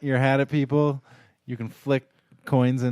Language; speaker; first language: English; native; English